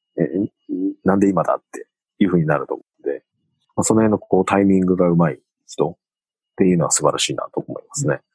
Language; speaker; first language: Japanese; native; Japanese